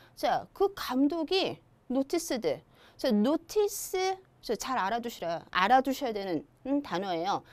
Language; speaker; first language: Korean; native; Korean